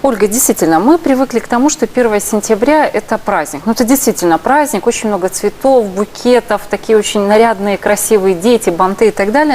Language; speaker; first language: Russian; native; Russian